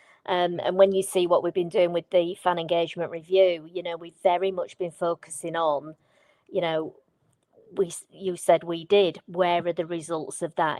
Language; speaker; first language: English; native; English